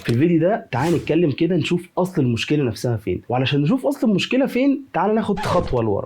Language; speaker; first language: Arabic; native; Arabic